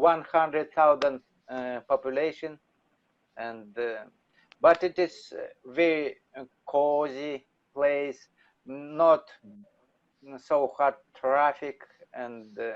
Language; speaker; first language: English; non-native, learner; Russian